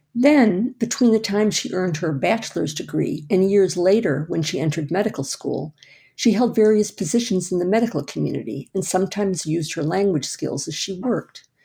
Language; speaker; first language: English; native; English